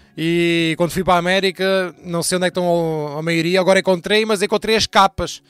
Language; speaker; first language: Portuguese; early bilingual, heritage; Portuguese